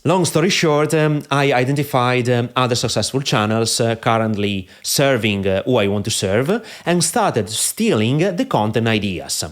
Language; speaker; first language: English; non-native, fluent; Italian